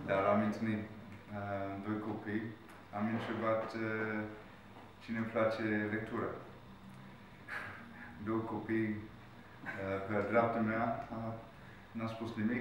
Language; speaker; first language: Romanian; non-native, learner; English